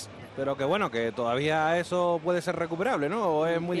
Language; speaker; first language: Spanish; native; Spanish